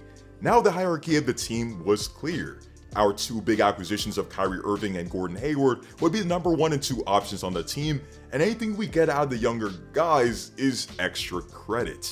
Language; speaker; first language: English; native; English